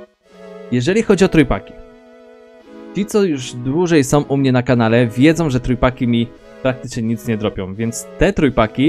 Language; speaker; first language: Polish; native; Polish